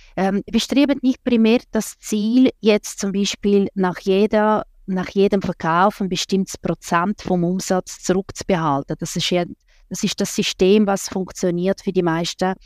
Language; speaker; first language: German; non-native, fluent; Russian